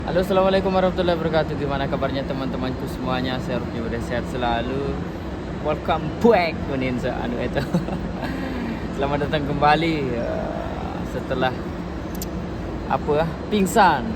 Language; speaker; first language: Indonesian; non-native, local second language; Sasak